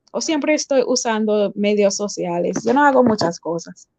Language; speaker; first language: Spanish; non-native, fluent; English